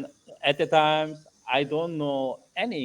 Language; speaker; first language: English; non-native, learner; Korean